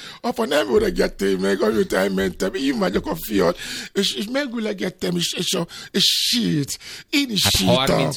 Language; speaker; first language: Hungarian; non-native, fluent; Yoruba